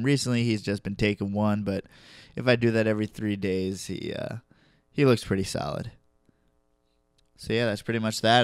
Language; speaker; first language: English; native; English